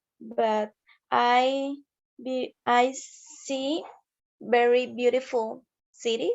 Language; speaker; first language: English; non-native, learner; Spanish